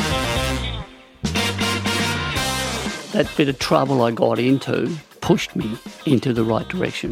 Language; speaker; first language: English; native; English